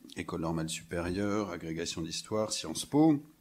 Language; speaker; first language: French; native; French